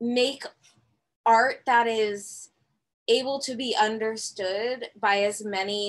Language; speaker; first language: English; native; English